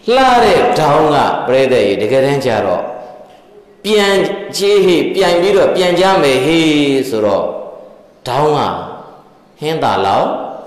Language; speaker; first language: Burmese; native; Burmese